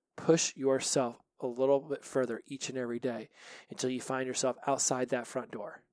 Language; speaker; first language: English; native; English